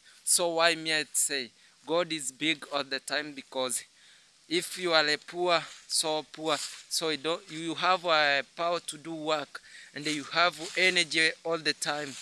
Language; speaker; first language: English; non-native, learner; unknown